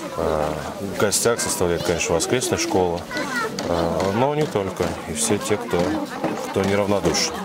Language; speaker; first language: Russian; native; Russian